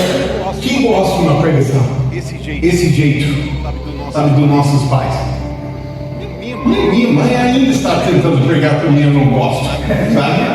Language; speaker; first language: Portuguese; non-native, fluent; English